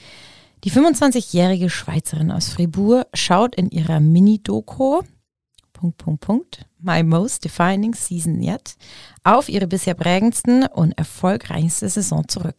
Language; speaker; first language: German; native; German